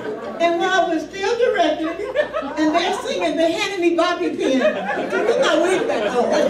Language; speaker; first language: English; native; English